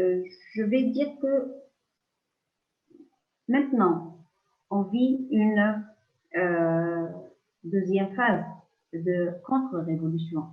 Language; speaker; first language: French; non-native, local second language; Arabic